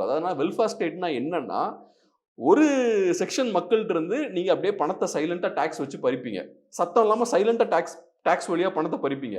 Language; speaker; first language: Tamil; native; Tamil